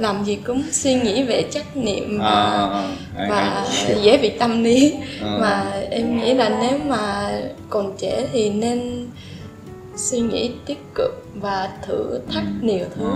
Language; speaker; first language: Vietnamese; non-native, fluent; Japanese